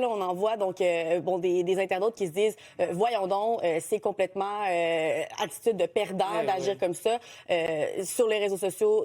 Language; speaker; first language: French; native; French